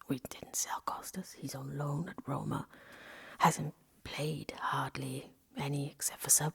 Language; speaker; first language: English; non-native, local second language; Welsh